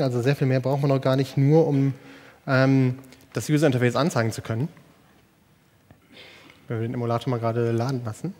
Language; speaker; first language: German; native; German